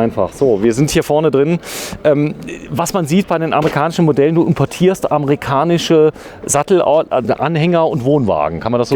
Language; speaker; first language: German; native; German